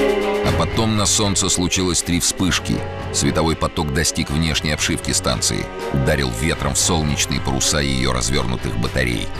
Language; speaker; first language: Russian; native; Russian